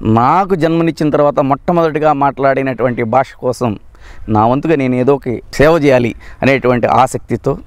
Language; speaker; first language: Telugu; native; Telugu